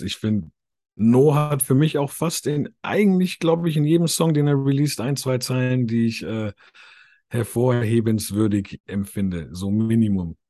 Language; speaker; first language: German; native; German